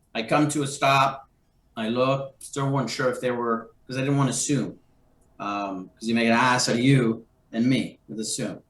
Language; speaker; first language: English; native; English